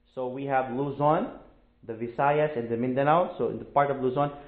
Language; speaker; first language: English; non-native, local second language; Filipino